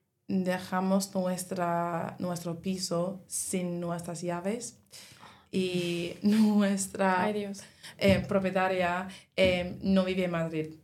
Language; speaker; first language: Spanish; non-native, learner; English